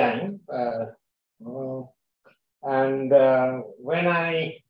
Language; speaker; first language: English; non-native, local second language; Bangla